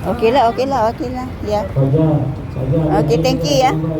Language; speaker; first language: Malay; non-native, learner; Filipino